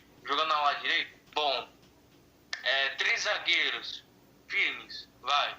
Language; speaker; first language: Portuguese; native; Portuguese